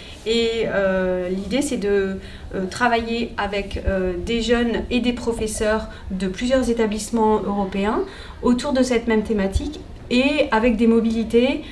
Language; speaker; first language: French; native; French